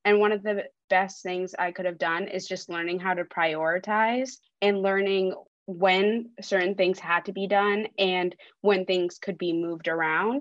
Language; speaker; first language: English; early bilingual, other home language; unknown